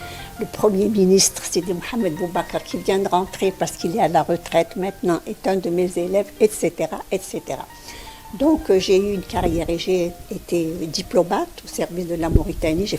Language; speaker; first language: French; non-native, local second language; Arabic